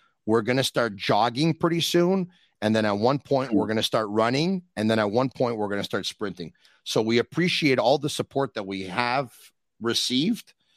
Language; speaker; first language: English; native; English